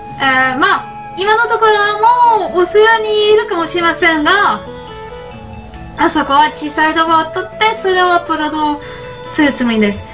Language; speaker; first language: Japanese; non-native, learner; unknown